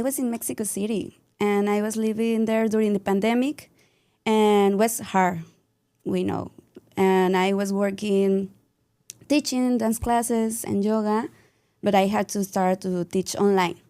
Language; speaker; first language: English; non-native, learner; Spanish